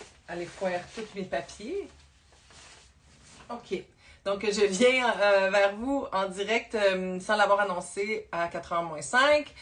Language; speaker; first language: French; native; French